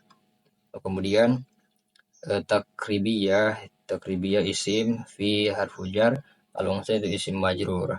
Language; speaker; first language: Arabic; non-native, learner; Indonesian